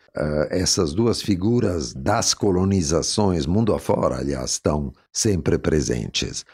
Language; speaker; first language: Portuguese; non-native, fluent; Italian